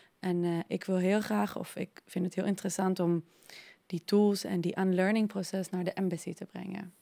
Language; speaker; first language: Dutch; non-native, fluent; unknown